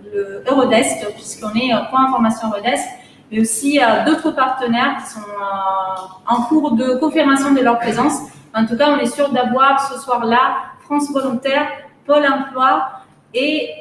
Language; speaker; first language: French; native; French